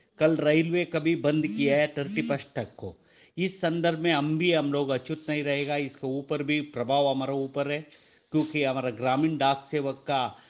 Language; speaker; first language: Hindi; non-native, local second language; Kannada